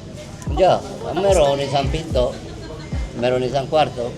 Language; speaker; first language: Filipino; non-native, learner; Spanish